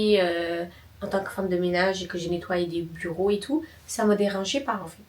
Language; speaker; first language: French; non-native, local second language; Wolof